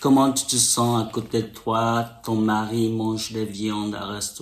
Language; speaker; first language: French; non-native, learner; Japanese